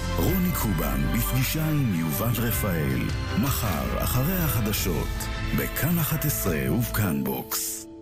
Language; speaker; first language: Hebrew; native; Hebrew